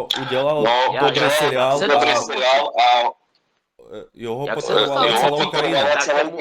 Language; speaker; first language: Czech; non-native, learner; Russian